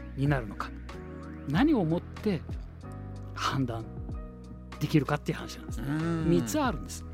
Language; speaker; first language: Japanese; non-native, fluent; Arabic